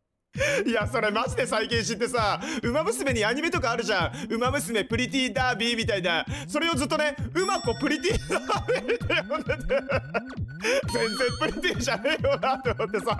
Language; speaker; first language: Japanese; native; Japanese